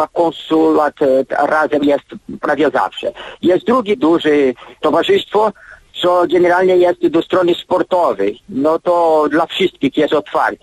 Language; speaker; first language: Polish; early bilingual, heritage; Polish